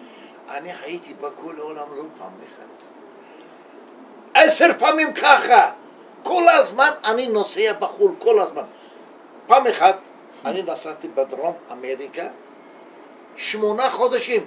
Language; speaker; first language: Hebrew; non-native, learner; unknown